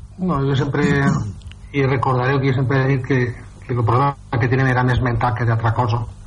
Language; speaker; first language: Catalan; native; Catalan